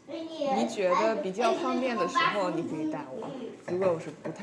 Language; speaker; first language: Chinese; non-native, learner; English